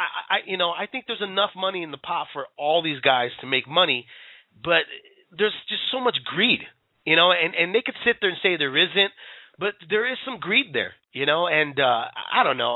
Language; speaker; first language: English; early bilingual, other home language; Spanish